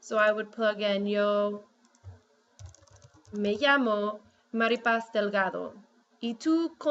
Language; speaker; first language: Spanish; non-native, fluent; English